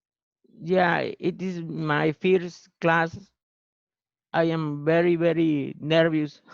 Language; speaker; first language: English; non-native, learner; Spanish